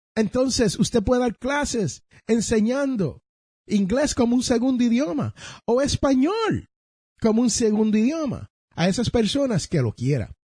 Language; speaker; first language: Spanish; early bilingual, heritage; Spanish